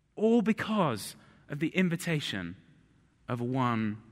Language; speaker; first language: English; native; English